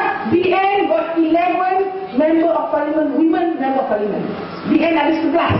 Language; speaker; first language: English; non-native, local second language; Malay